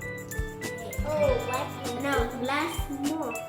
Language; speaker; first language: English; non-native, learner; Vietnamese